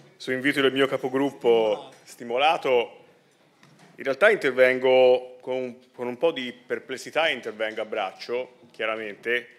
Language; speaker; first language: Italian; native; Italian